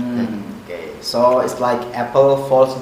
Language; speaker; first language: English; non-native, fluent; Indonesian